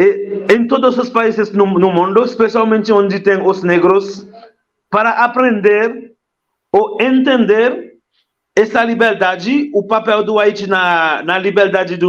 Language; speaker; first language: Portuguese; non-native, fluent; Haitian Creole